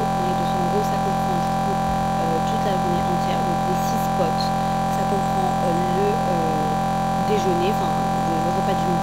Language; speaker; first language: French; native; French